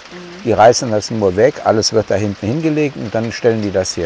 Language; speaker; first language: German; native; German